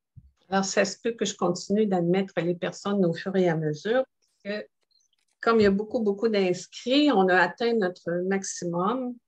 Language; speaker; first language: French; native; French